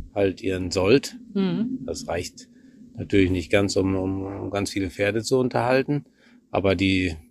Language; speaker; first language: German; native; German